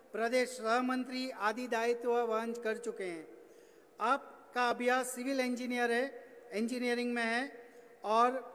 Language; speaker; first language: Hindi; non-native, local second language; Gujarati